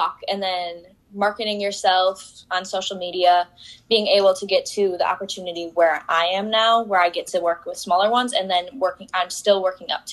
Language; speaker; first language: English; native; English